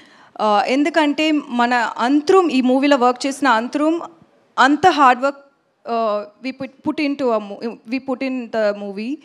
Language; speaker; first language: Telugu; non-native, learner; Tamil